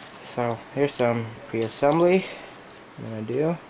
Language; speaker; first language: English; native; English